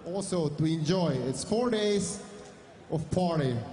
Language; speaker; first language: English; non-native, fluent; Finnish